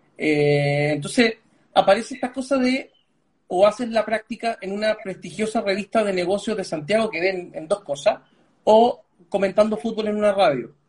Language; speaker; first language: Spanish; early bilingual, other home language; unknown